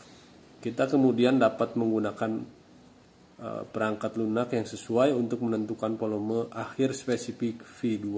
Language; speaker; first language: Indonesian; native; Indonesian